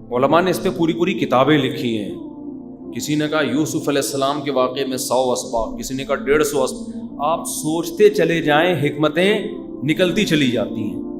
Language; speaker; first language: Urdu; native; Urdu